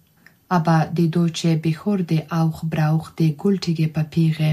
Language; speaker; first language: German; non-native, learner; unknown